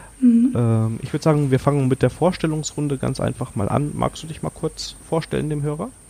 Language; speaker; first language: German; native; German